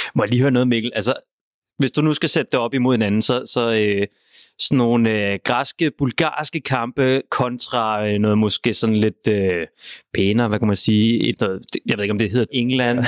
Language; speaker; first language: Danish; native; Danish